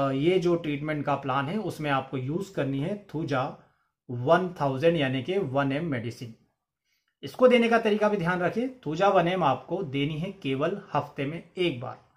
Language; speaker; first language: Hindi; native; Hindi